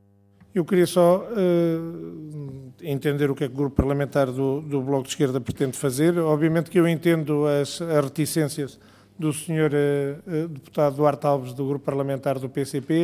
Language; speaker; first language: Portuguese; native; Portuguese